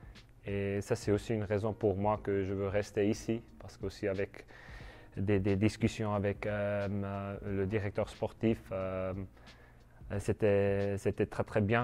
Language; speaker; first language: French; non-native, learner; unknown